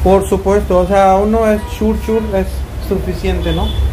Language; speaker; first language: Spanish; non-native, fluent; Hindi